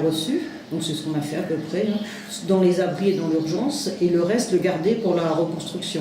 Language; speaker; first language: French; native; French